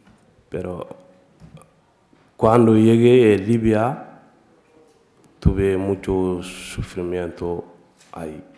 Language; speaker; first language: Spanish; non-native, learner; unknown